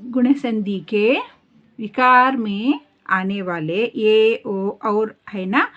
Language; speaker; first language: Hindi; non-native, local second language; Kannada